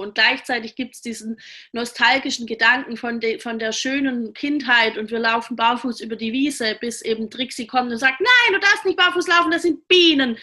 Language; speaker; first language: German; native; German